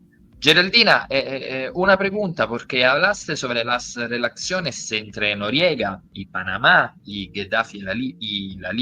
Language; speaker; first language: Spanish; non-native, fluent; Italian